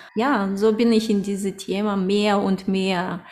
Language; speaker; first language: German; early bilingual, other home language; Russian